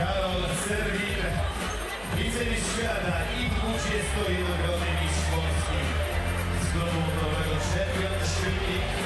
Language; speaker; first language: Polish; native; Polish